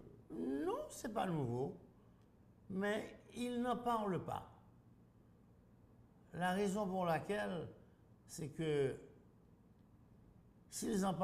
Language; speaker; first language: French; non-native, local second language; Haitian Creole